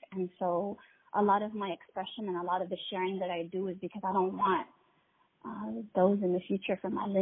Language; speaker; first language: English; native; English